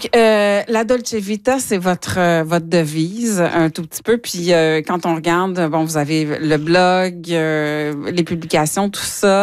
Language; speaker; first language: French; native; French